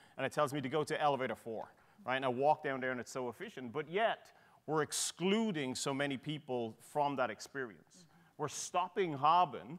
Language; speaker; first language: English; native; English